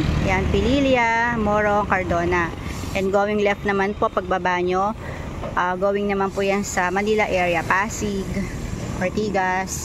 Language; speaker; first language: Filipino; native; Filipino